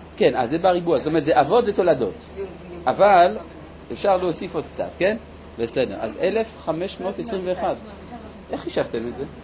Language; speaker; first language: Hebrew; non-native, fluent; French